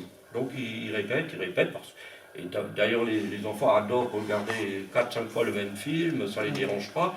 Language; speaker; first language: French; non-native, local second language; Swiss German